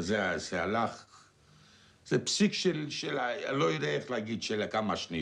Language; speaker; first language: Hebrew; non-native, fluent; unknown